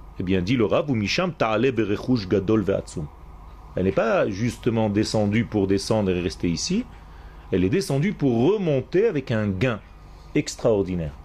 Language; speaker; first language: French; non-native, fluent; Hebrew